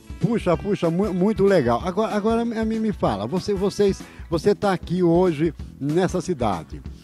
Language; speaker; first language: Portuguese; native; Portuguese